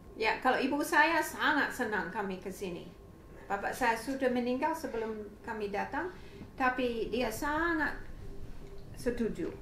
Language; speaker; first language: Indonesian; non-native, fluent; English